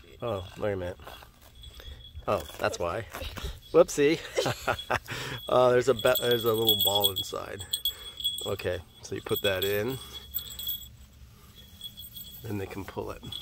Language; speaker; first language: English; native; English